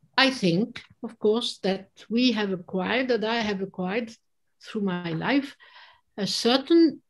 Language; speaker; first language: English; non-native, fluent; French